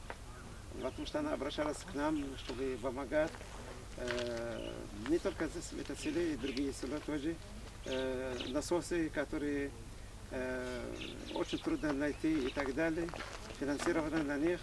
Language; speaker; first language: Russian; non-native, fluent; Arabic